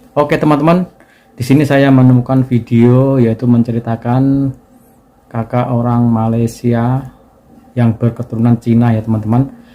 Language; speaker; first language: Indonesian; native; Indonesian